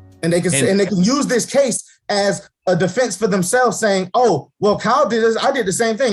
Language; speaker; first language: English; native; English